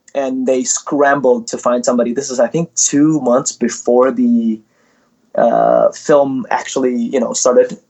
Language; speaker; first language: English; early bilingual, other home language; Indonesian